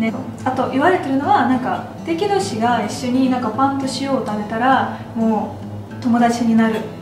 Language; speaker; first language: Japanese; non-native, fluent; Russian